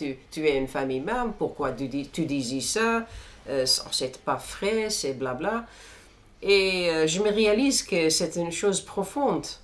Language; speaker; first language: French; non-native, fluent; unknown